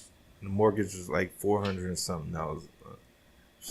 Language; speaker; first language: English; native; English